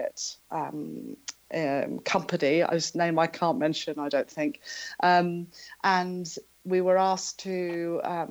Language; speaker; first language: English; native; English